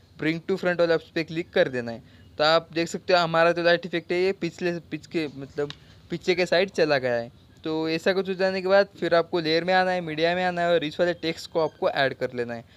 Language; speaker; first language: Hindi; non-native, local second language; Marathi